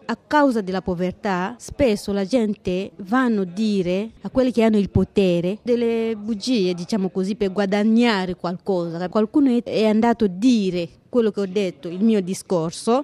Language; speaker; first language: Italian; non-native, fluent; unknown